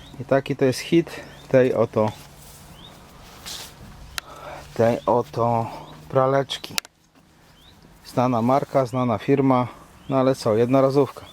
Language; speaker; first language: Polish; native; Polish